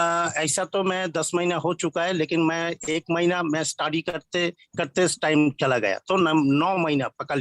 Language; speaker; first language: Hindi; non-native, local second language; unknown